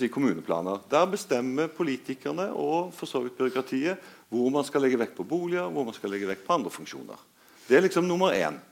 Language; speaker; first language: Norwegian; native; Norwegian